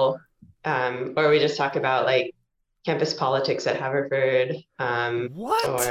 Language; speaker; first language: English; native; English